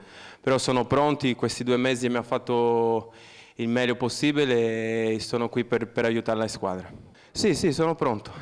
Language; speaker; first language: Italian; non-native, fluent; Portuguese